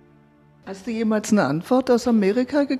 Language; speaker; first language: German; native; German